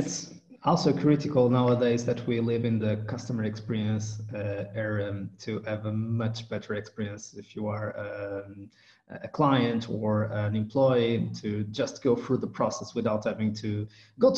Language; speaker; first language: English; non-native, fluent; Portuguese